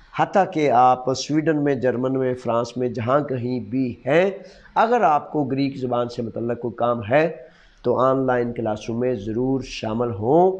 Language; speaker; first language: Urdu; non-native, local second language; Punjabi